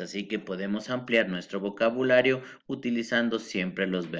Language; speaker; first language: Spanish; native; Spanish